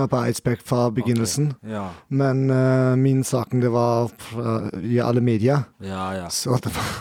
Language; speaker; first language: Norwegian; non-native, learner; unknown